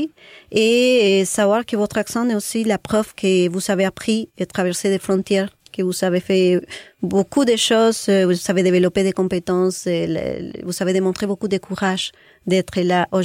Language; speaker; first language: French; non-native, fluent; Spanish